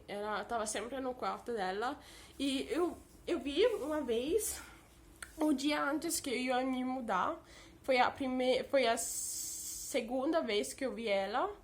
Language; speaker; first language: Portuguese; early bilingual, heritage; Portuguese